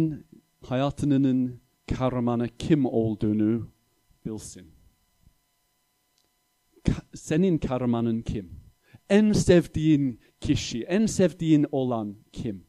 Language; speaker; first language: Turkish; non-native, fluent; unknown